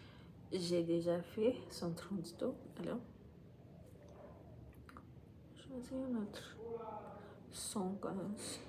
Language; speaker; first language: French; non-native, fluent; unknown